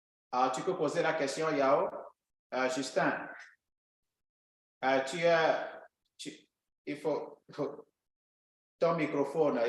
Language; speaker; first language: French; non-native, local second language; Ewe